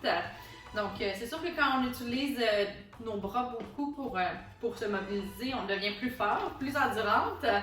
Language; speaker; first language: French; native; French